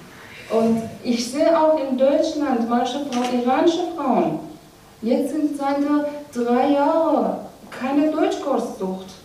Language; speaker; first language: German; non-native, learner; Persian